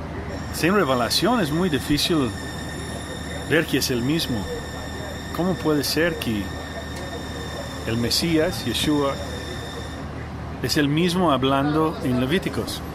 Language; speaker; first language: Spanish; non-native, learner; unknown